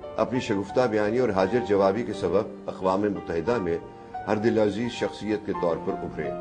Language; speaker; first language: Urdu; native; Urdu